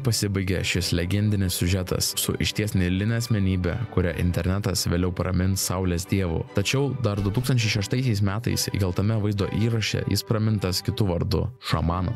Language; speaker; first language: Lithuanian; native; Lithuanian